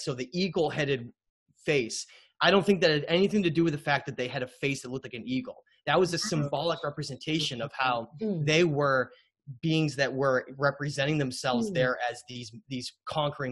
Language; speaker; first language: English; native; English